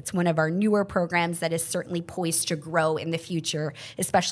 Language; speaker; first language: English; native; English